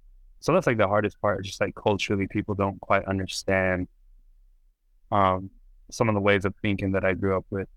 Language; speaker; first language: English; native; English